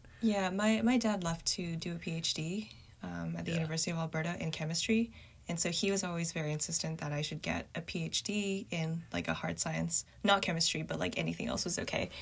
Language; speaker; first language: English; early bilingual, other home language; Chinese